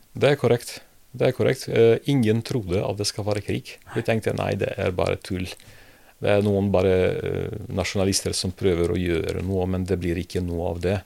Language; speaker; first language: Norwegian; non-native, fluent; Serbian